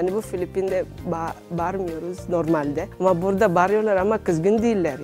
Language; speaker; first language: Turkish; non-native, learner; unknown